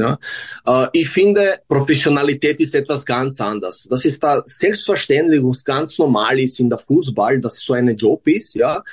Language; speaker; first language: German; non-native, learner; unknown